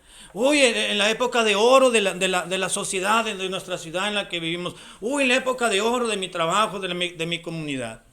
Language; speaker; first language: Spanish; native; Spanish